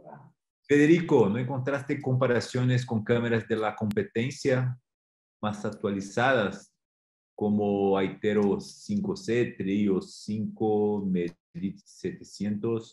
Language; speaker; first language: Spanish; non-native, fluent; Portuguese